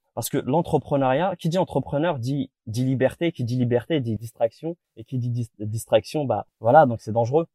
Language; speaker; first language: French; native; French